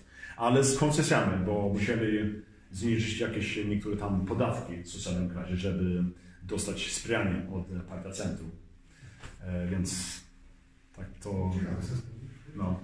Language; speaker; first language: Polish; early bilingual, heritage; Swedish